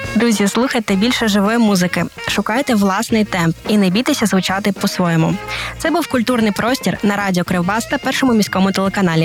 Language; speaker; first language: Ukrainian; native; Ukrainian